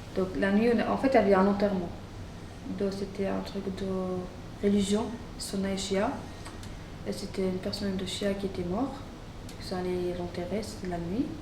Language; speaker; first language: French; non-native, fluent; Arabic